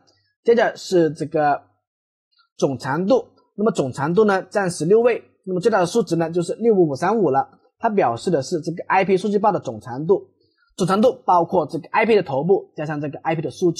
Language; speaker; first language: Chinese; native; Chinese